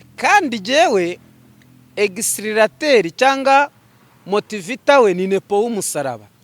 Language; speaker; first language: Kinyarwanda; native; Kinyarwanda